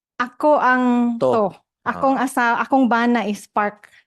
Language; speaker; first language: English; non-native, local second language; Cebuano